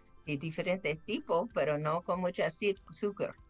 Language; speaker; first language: Spanish; non-native, fluent; English